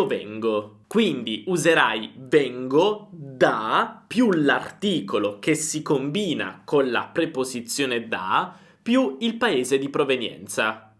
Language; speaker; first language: Italian; native; Italian